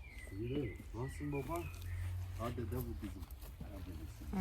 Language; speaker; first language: Turkish; native; Turkish